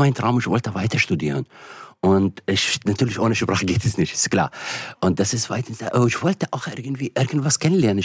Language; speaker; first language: German; non-native, fluent; Arabic